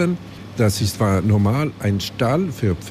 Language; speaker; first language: German; non-native, learner; Swedish